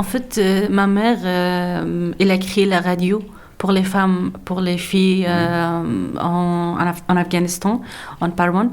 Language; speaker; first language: French; non-native, learner; Persian